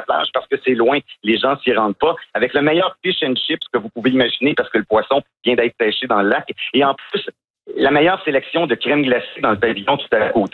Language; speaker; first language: French; native; French